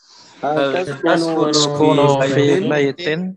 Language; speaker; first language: Arabic; non-native, learner; Indonesian